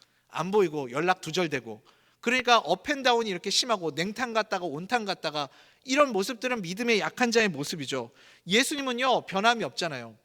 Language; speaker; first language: Korean; native; Korean